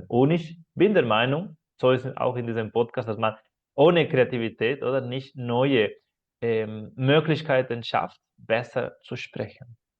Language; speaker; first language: German; non-native, fluent; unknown